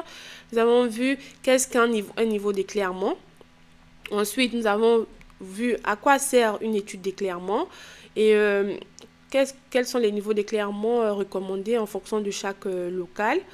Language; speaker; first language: French; native; French